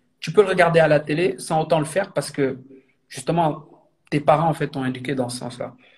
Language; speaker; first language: French; non-native, local second language; Wolof